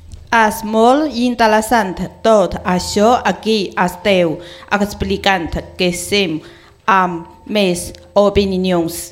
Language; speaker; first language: Catalan; non-native, learner; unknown